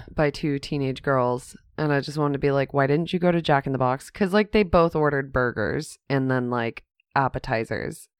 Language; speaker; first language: English; native; English